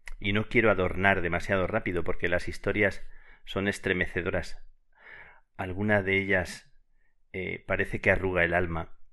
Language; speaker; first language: Spanish; native; Spanish